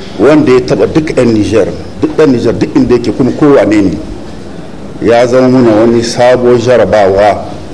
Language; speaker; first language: Hausa; native; Hausa